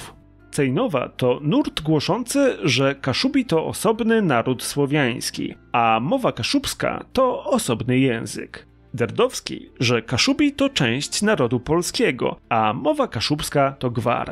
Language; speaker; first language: Polish; native; Polish